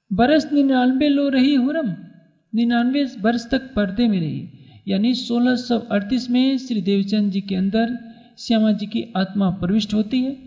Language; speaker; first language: Hindi; native; Hindi